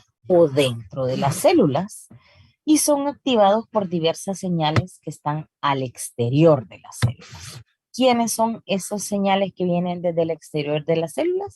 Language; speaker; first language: Spanish; native; Spanish